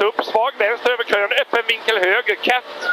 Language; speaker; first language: Swedish; native; Swedish